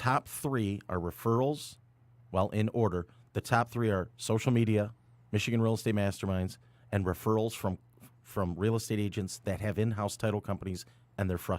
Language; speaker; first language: English; native; English